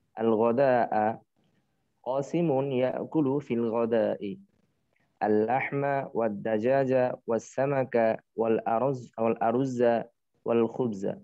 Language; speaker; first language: Arabic; non-native, fluent; Bangla